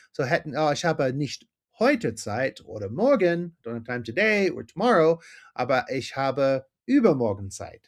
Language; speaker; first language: German; non-native, fluent; English